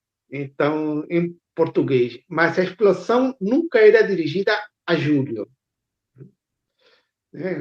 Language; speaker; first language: Portuguese; non-native, fluent; Spanish